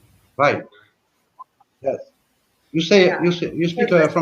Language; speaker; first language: English; non-native, learner; French